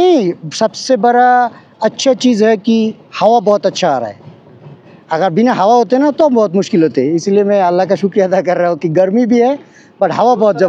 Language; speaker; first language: Hindi; non-native, learner; Bangla